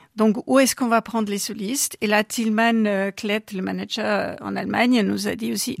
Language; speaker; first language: French; non-native, fluent; German